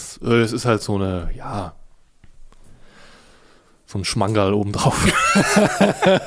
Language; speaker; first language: German; native; German